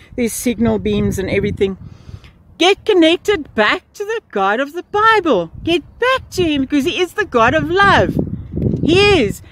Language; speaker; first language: English; early bilingual, other home language; Afrikaans